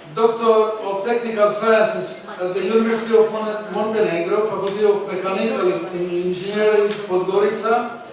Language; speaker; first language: English; non-native, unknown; Albanian